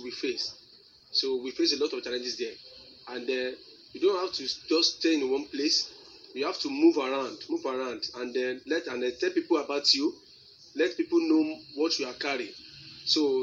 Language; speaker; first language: English; non-native, local second language; Yoruba